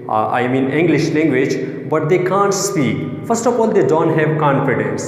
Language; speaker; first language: English; non-native, local second language; Urdu